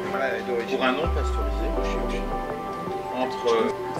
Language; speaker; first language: French; non-native, fluent; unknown